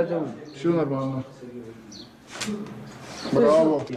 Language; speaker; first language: Russian; non-native, learner; French